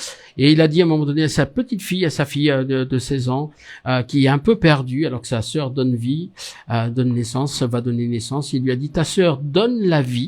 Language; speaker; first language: French; native; French